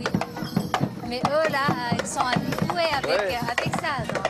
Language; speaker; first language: French; non-native, fluent; Indonesian